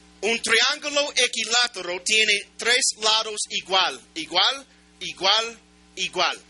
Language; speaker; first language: Spanish; non-native, learner; English